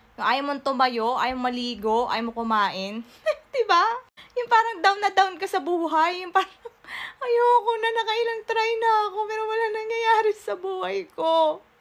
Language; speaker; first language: Filipino; native; Filipino